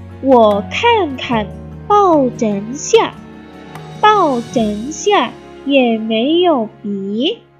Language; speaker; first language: Chinese; non-native, fluent; Indonesian